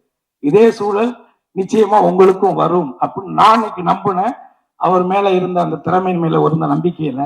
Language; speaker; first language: Tamil; native; Tamil